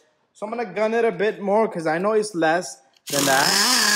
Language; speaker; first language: English; native; English